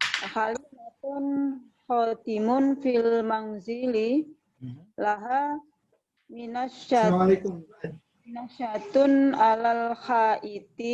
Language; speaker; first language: Arabic; non-native, learner; Indonesian